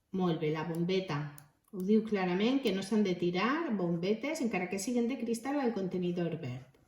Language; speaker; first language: Catalan; native; Catalan